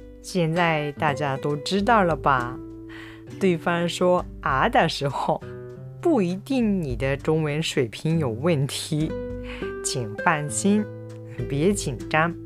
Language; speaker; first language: Chinese; non-native, fluent; Japanese